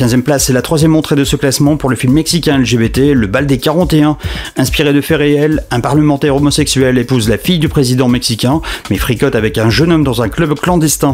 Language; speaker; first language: French; native; French